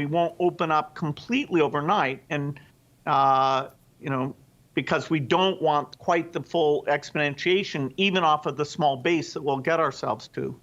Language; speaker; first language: English; native; English